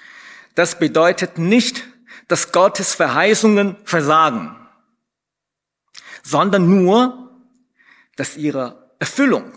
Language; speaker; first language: German; non-native, fluent; Chinese